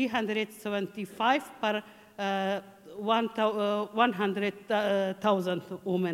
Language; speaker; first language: English; non-native, learner; Persian